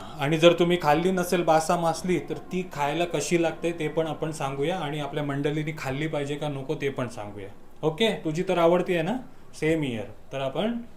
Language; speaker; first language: Marathi; native; Marathi